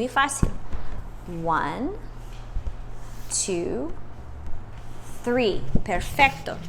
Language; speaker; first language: Spanish; non-native, fluent; English